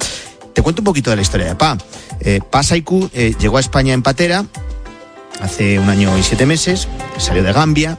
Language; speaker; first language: Spanish; native; Spanish